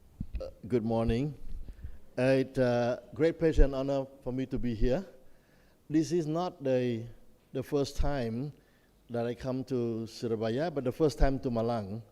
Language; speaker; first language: English; non-native, fluent; Khmer